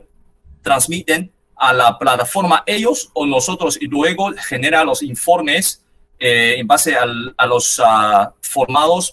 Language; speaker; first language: Spanish; non-native, fluent; Chinese